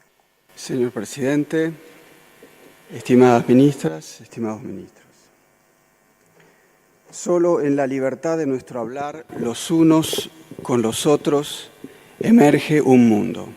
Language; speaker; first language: Spanish; native; Spanish